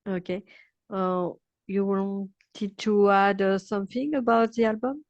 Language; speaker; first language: English; non-native, learner; French